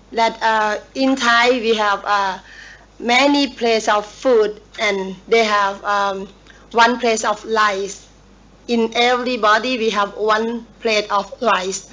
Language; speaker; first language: English; non-native, learner; Thai